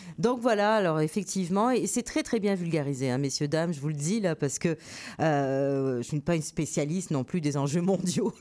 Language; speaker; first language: French; native; French